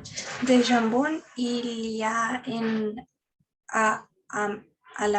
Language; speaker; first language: French; non-native, learner; Spanish